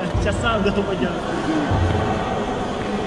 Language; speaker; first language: Russian; native; Russian